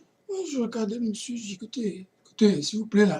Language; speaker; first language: French; non-native, fluent; Portuguese